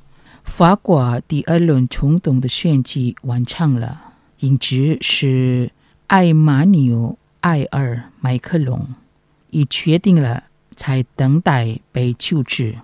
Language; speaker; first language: Chinese; non-native, fluent; Indonesian